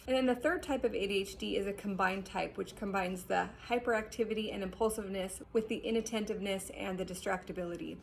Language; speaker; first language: English; native; English